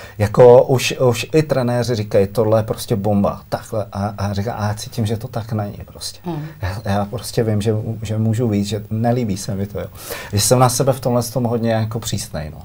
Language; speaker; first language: Czech; native; Czech